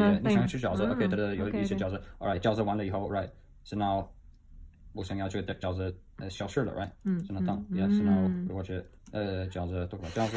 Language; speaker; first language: Chinese; early bilingual, heritage; English